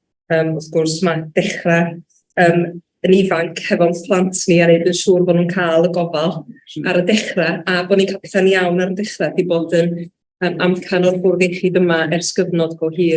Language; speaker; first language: Welsh; native; Welsh